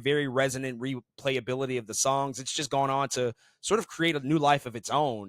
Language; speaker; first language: English; native; English